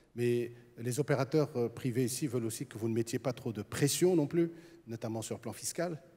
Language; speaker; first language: French; non-native, local second language; Arabic